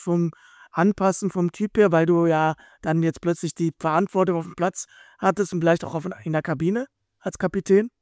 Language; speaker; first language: German; native; German